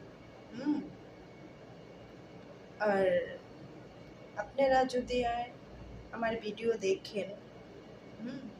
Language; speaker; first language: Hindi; non-native, learner; Bangla